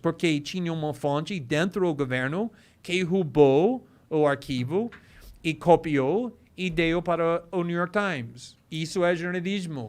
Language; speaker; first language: Portuguese; non-native, fluent; English